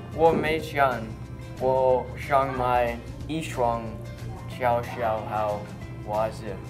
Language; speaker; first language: Chinese; non-native, learner; English